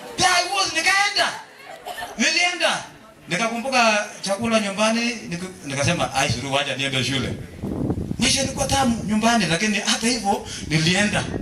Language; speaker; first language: Swahili; non-native, local second language; Kalenjin